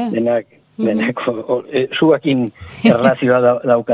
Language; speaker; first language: Basque; non-native, local second language; Spanish